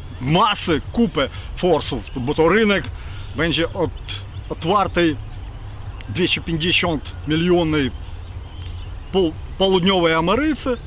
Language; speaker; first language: Polish; non-native, fluent; Ukrainian